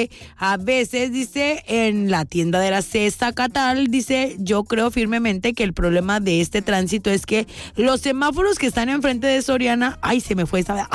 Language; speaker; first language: Spanish; native; Spanish